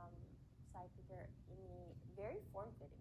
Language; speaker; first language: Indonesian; early bilingual, heritage; English